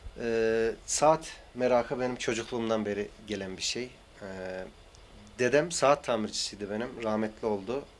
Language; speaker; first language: Turkish; native; Turkish